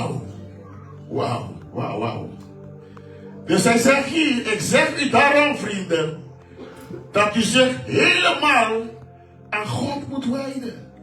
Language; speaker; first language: Dutch; non-native, fluent; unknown